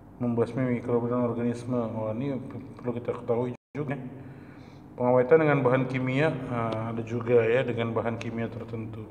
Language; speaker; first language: Indonesian; native; Indonesian